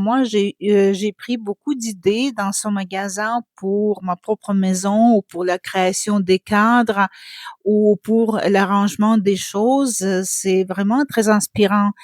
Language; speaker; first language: French; non-native, fluent; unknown